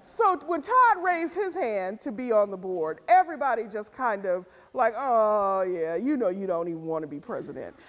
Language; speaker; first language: English; native; English